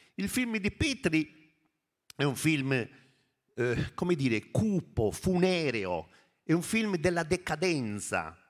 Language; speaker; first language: Italian; native; Italian